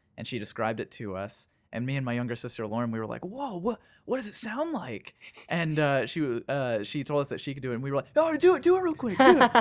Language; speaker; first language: English; native; English